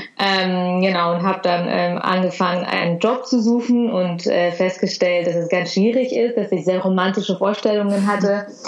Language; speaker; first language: German; early bilingual, other home language; Russian